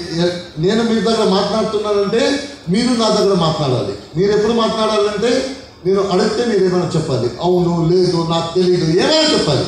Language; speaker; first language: Telugu; non-native, fluent; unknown